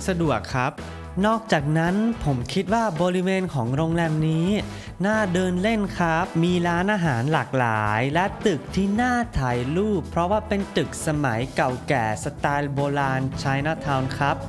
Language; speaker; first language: Thai; non-native, fluent; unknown